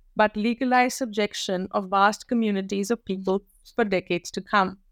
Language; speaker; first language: English; non-native, local second language; Hindi